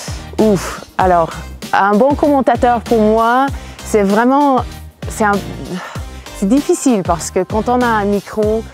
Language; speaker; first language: French; non-native, fluent; English